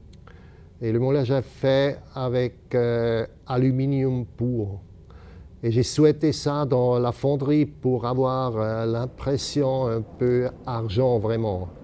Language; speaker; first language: French; non-native, local second language; German